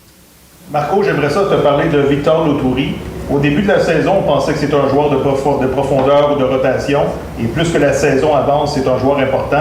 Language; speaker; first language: French; native; French